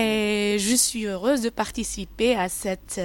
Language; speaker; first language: French; non-native, learner; Arabic